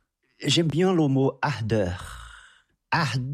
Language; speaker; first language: French; non-native, fluent; Portuguese